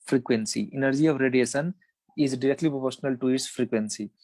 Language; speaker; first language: English; non-native, local second language; Nepali